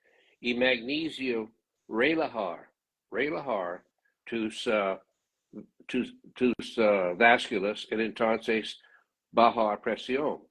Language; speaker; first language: Spanish; non-native, learner; English